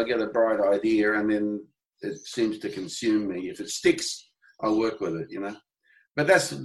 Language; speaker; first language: English; native; English